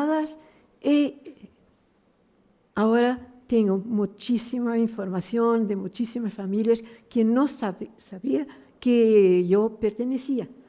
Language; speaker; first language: Spanish; non-native, learner; Portuguese